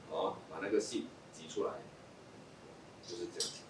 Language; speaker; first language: Chinese; native; Chinese